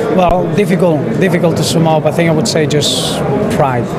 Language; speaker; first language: English; non-native, fluent; Spanish